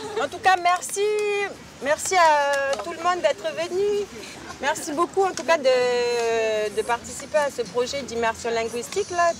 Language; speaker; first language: French; native; French